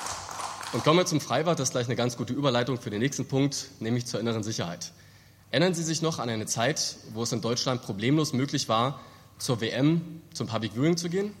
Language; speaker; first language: German; native; German